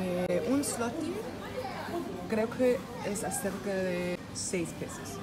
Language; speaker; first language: Spanish; non-native, learner; German